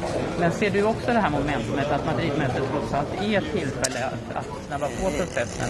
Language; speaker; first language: Swedish; native; Swedish